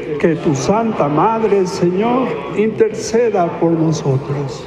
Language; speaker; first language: Spanish; native; Spanish